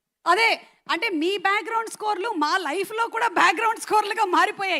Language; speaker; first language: Telugu; native; Telugu